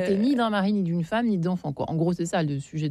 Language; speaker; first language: French; native; French